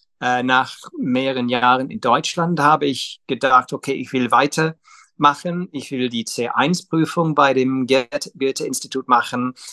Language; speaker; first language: German; non-native, fluent; English